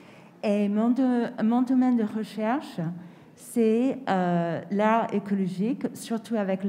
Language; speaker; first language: French; non-native, fluent; English